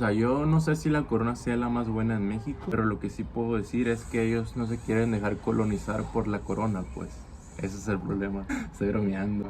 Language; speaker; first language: Spanish; native; Spanish